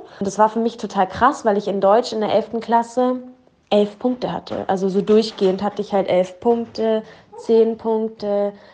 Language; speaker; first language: German; early bilingual, other home language; Arabic